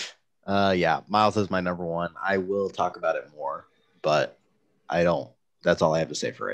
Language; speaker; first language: English; native; English